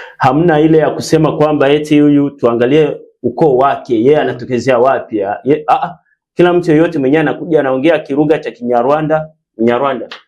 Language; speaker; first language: Swahili; non-native, local second language; Rundi